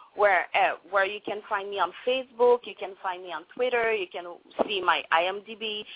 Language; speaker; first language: English; non-native, fluent; French